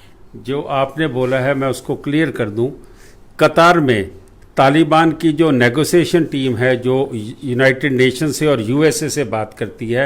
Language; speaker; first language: Hindi; non-native, local second language; Punjabi